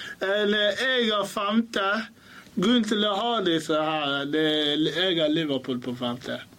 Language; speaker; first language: Norwegian; early bilingual, other home language; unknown